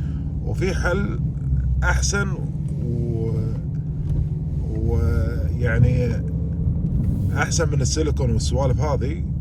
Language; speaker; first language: Arabic; native; Arabic